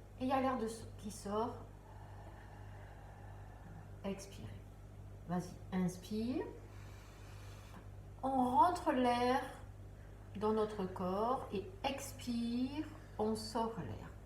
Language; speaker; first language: French; native; French